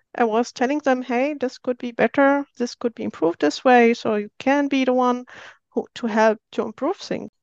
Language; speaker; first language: English; non-native, fluent; Arabic